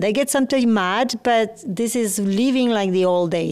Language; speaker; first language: English; non-native, fluent; French